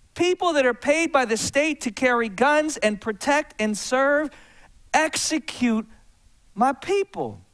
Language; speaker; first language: English; native; English